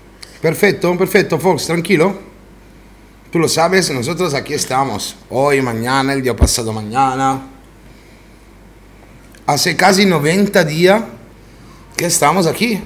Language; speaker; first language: Spanish; non-native, fluent; Italian